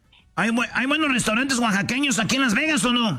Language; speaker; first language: Spanish; native; Spanish